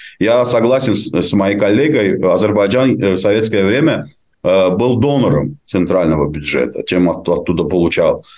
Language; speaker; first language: Russian; non-native, local second language; Azerbaijani